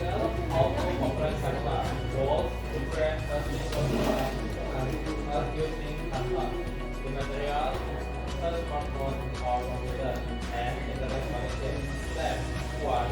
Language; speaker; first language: English; non-native, learner; Indonesian